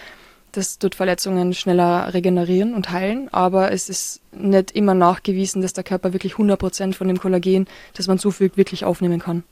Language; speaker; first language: German; native; German